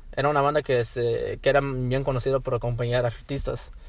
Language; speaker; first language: Spanish; early bilingual, heritage; Spanish